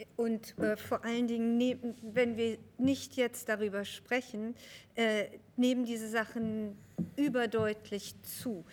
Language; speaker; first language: German; early bilingual, other home language; Persian